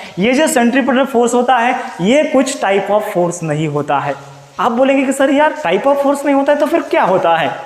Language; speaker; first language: Hindi; non-native, local second language; Marathi